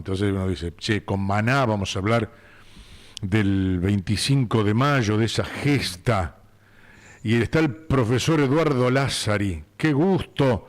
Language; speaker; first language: Spanish; native; Spanish